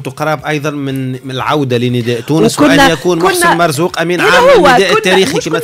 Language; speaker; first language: Arabic; native; Arabic